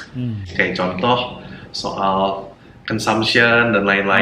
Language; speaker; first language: Indonesian; native; Indonesian